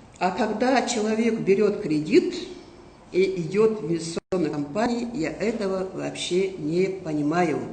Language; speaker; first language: Russian; non-native, local second language; Kazakh